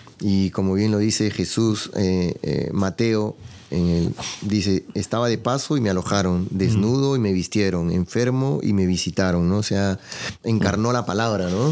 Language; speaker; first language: Spanish; native; Spanish